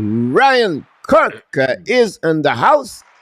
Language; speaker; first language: English; non-native, local second language; French